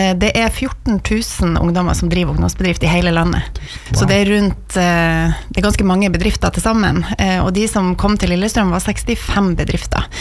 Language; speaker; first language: Norwegian; native; Norwegian